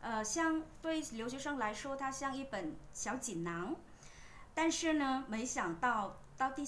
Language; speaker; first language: Chinese; non-native, fluent; Vietnamese